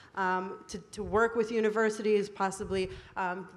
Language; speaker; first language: English; non-native, fluent; Hebrew